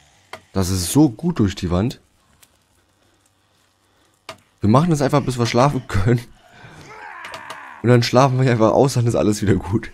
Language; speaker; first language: German; native; German